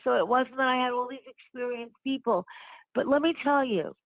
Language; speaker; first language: English; native; English